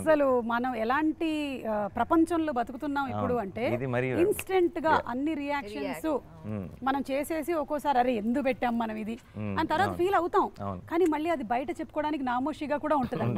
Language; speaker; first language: Telugu; native; Telugu